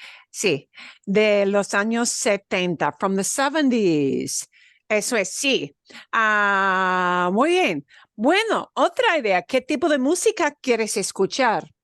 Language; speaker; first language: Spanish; non-native, fluent; English